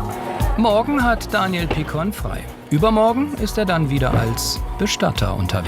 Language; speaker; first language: German; native; German